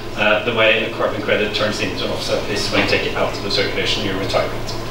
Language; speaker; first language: English; non-native, fluent; Norwegian